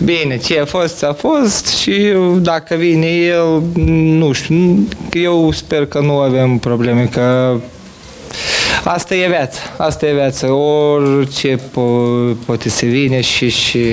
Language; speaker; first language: Romanian; non-native, learner; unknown